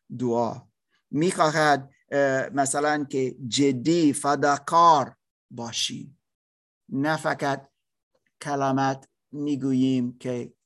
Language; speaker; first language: Persian; non-native, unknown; German